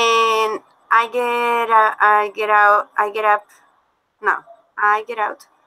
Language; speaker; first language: English; non-native, learner; Spanish